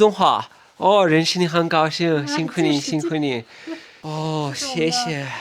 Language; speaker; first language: Chinese; non-native, learner; Turkish